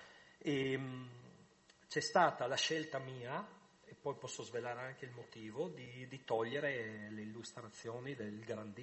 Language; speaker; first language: Italian; native; Italian